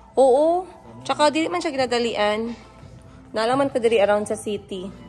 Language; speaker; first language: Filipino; non-native, local second language; Cebuano